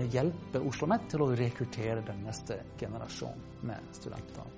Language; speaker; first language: Norwegian; non-native, fluent; English